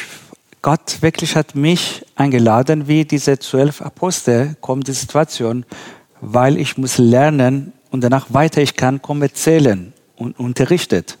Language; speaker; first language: German; non-native, learner; Persian